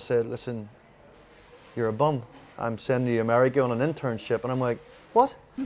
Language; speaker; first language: English; native; English